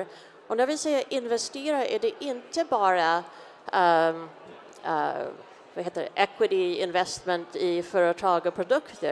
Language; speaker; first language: Swedish; non-native, fluent; English